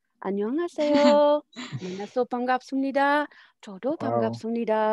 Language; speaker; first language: Korean; non-native, learner; English